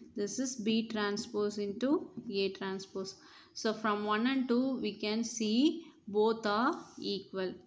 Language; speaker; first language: English; non-native, local second language; Tamil